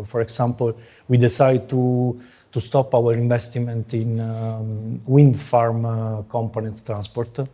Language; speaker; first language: English; non-native, fluent; Italian